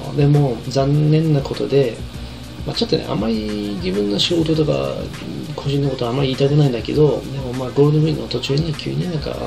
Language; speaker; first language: Japanese; non-native, fluent; English